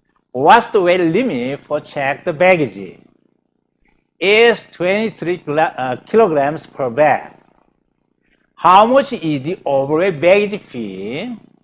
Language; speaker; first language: English; non-native, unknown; Korean